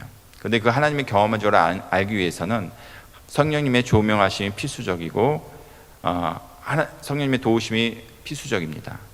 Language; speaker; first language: Korean; native; Korean